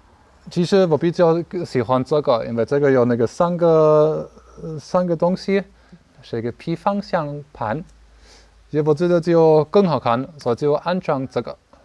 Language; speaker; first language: Chinese; non-native, learner; German